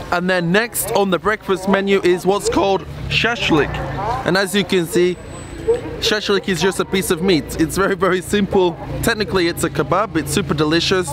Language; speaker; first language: English; native; English